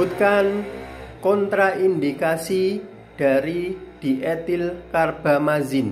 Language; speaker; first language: Indonesian; native; Indonesian